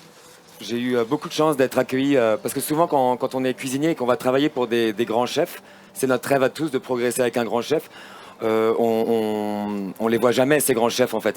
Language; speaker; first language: French; native; French